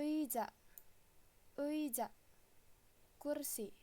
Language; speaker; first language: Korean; non-native, fluent; Indonesian